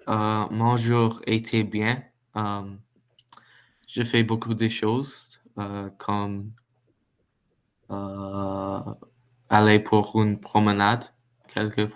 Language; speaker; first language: French; non-native, learner; English